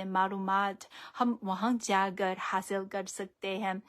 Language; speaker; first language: Hindi; non-native, fluent; Chinese